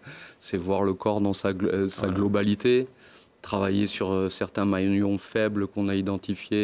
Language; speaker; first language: French; native; French